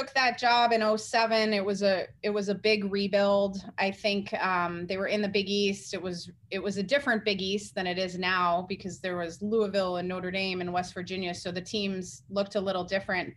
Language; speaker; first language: English; native; English